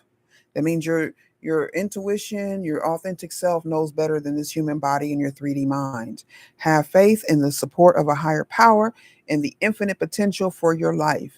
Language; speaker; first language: English; native; English